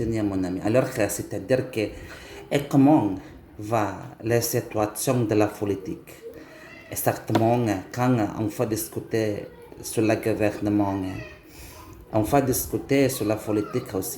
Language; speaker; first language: French; non-native, learner; Indonesian